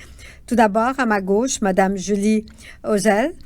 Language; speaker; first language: French; native; French